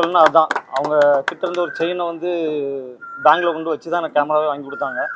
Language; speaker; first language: Tamil; native; Tamil